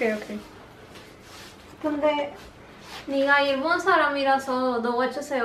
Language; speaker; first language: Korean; non-native, learner; Spanish